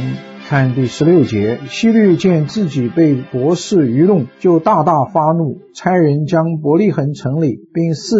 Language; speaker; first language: Chinese; native; Chinese